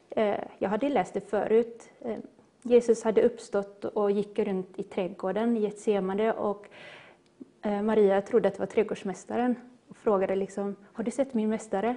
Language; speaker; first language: Swedish; native; Swedish